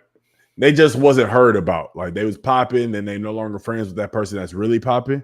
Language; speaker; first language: English; native; English